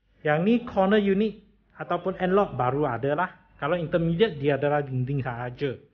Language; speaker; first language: Malay; non-native, local second language; Chinese